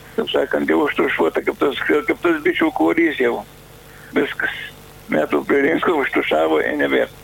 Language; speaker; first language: Lithuanian; native; Lithuanian